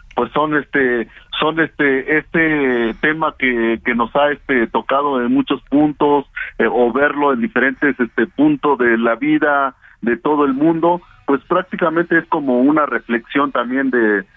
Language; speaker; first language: Spanish; non-native, local second language; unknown